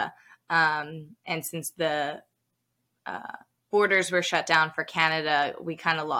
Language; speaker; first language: English; native; English